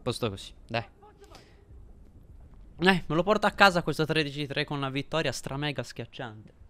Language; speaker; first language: Italian; native; Italian